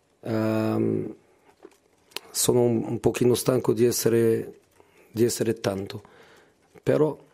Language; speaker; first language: Italian; non-native, fluent; Portuguese